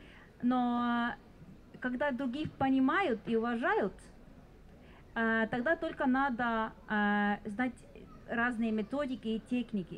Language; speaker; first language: Russian; non-native, fluent; Estonian